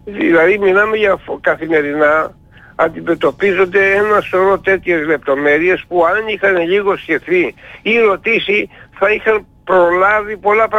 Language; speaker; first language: Greek; native; Greek